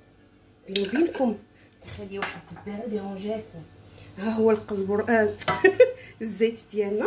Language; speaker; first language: Arabic; native; Arabic